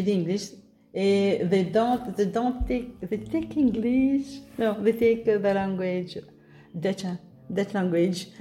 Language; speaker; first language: English; non-native, local second language; Morisyen